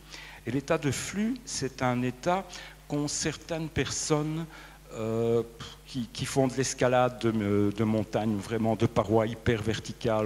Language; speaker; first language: French; native; French